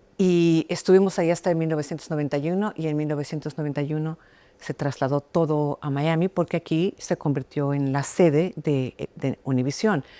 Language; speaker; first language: Spanish; early bilingual, heritage; Spanish